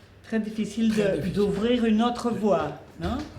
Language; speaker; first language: French; non-native, fluent; Spanish